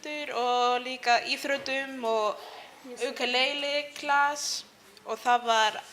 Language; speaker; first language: Icelandic; early bilingual, other home language; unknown